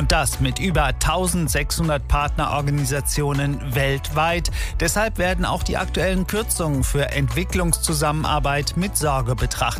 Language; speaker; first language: German; native; German